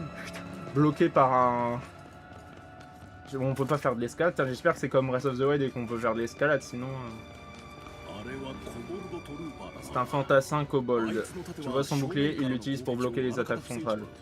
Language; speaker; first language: French; native; French